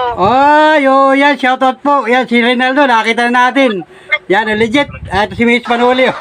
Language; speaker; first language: Filipino; native; Filipino